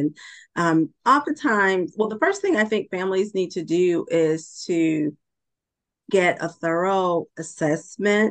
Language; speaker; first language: English; native; English